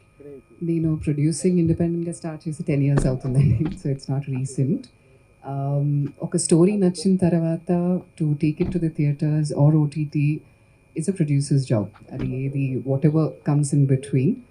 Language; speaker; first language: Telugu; native; Telugu